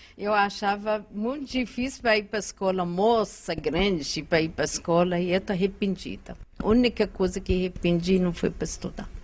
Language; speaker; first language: Portuguese; non-native, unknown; Arabic